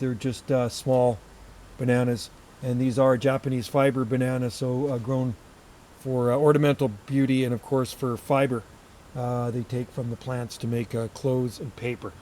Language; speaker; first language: English; native; English